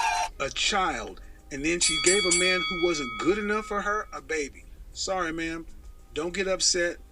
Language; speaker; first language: English; native; English